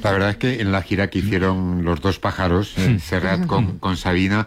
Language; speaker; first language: Spanish; native; Spanish